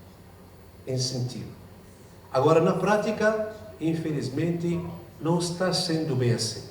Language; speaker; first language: Portuguese; non-native, fluent; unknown